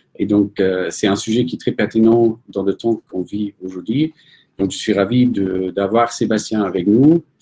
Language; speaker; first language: French; non-native, fluent; German